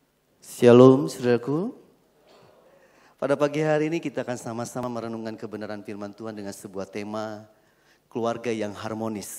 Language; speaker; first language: Indonesian; native; Indonesian